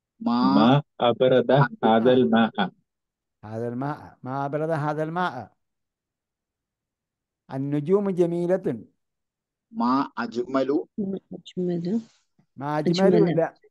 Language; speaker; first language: Arabic; non-native, fluent; Malayalam